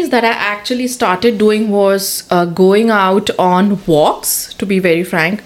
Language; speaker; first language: English; non-native, local second language; Hindi